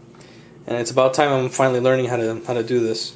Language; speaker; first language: English; early bilingual, other home language; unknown